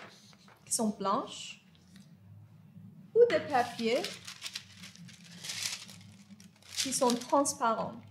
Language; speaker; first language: French; non-native, fluent; Persian